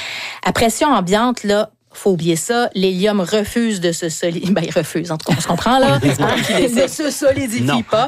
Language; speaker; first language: French; native; French